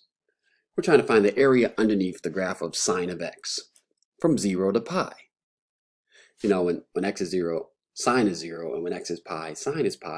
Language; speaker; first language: English; native; English